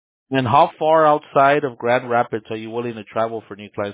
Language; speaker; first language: English; early bilingual, other home language; Spanish